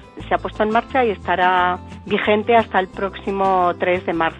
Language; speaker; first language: Spanish; native; Spanish